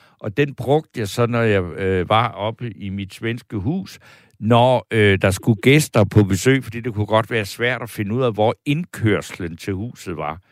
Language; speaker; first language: Danish; native; Danish